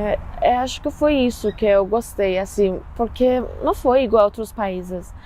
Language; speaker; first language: Portuguese; non-native, fluent; Persian